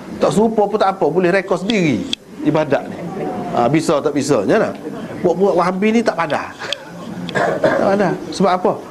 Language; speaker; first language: Malay; native; Malay